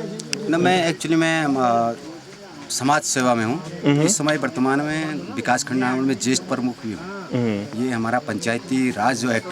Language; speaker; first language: Hindi; native; Hindi